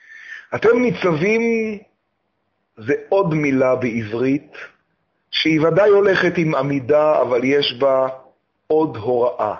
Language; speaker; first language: Hebrew; native; Hebrew